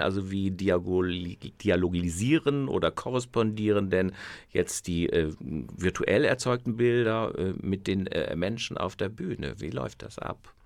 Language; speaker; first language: German; native; German